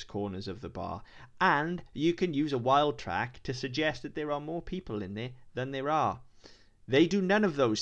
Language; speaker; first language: English; native; English